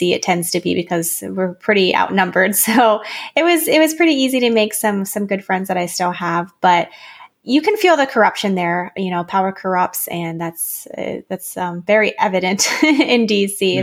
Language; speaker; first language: English; native; English